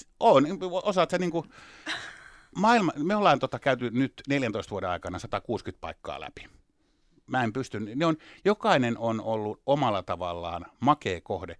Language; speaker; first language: Finnish; native; Finnish